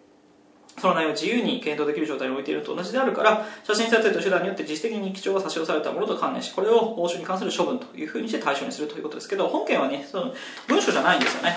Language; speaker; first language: Japanese; native; Japanese